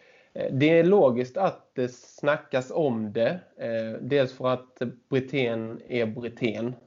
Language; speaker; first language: Swedish; native; Swedish